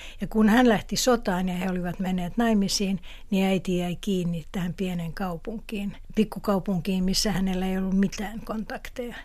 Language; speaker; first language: Finnish; non-native, local second language; Swedish